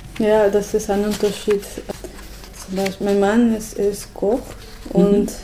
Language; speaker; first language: German; non-native, learner; Spanish